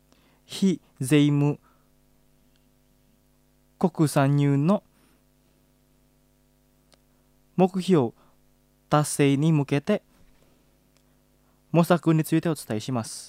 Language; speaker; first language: Japanese; non-native, fluent; Indonesian